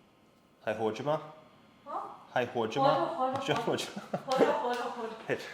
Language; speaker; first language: Chinese; non-native, fluent; English